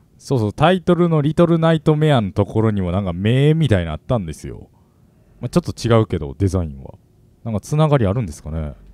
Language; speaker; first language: Japanese; native; Japanese